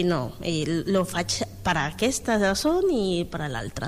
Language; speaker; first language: Catalan; non-native, learner; Spanish